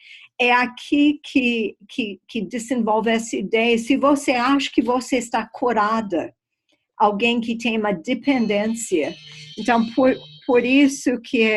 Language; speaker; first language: Portuguese; non-native, fluent; English